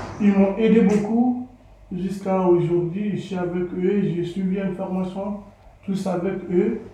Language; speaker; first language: French; non-native, learner; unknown